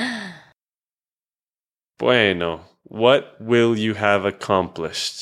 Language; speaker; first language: English; native; English